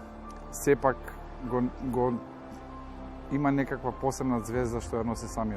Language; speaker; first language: Macedonian; native; Macedonian